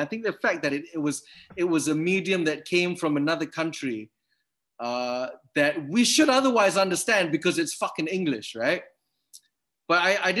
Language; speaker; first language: English; native; English